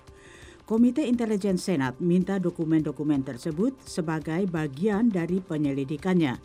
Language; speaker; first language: Indonesian; native; Indonesian